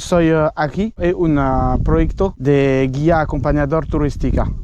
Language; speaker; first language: Spanish; non-native, learner; French